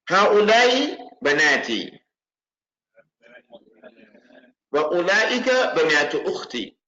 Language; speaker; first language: Arabic; non-native, fluent; English